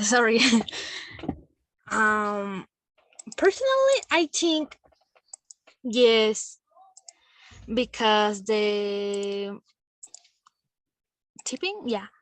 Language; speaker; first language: English; non-native, learner; Spanish